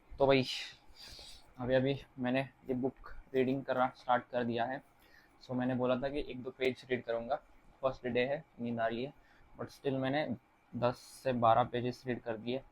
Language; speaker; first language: Hindi; non-native, local second language; Marathi